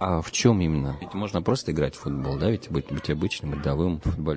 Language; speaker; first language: Russian; native; Russian